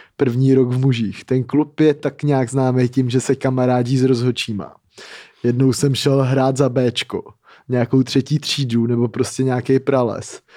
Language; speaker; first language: Czech; native; Czech